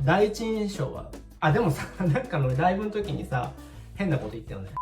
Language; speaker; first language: Japanese; native; Japanese